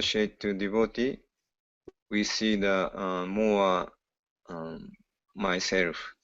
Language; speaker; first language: English; non-native, learner; Japanese